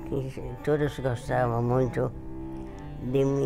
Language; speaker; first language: Portuguese; non-native, fluent; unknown